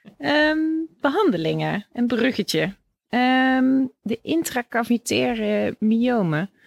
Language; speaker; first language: Dutch; native; Dutch